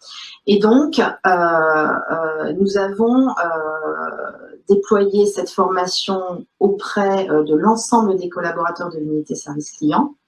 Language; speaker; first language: French; native; French